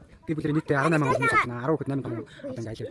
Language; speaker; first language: Mongolian; native; Mongolian